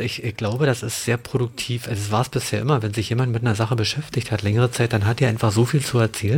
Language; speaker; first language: German; native; German